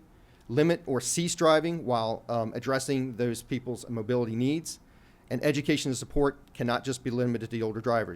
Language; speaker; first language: English; native; English